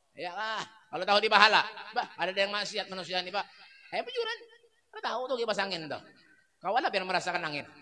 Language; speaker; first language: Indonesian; non-native, local second language; Banjar